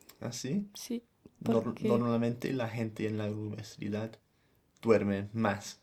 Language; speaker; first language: Spanish; non-native, fluent; English